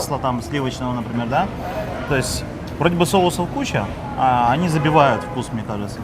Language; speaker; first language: Russian; native; Russian